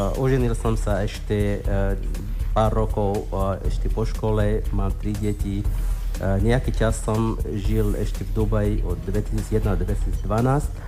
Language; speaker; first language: Slovak; non-native, fluent; Arabic